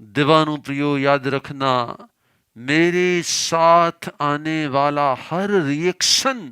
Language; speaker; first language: Hindi; non-native, local second language; Gujarati